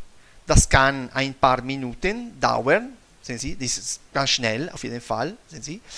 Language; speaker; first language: German; non-native, fluent; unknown